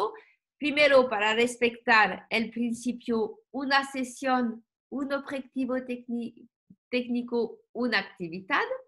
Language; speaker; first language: Spanish; non-native, learner; French